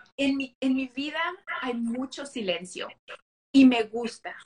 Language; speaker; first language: Spanish; early bilingual, heritage; Spanish